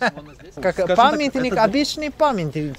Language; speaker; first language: Russian; non-native, learner; Italian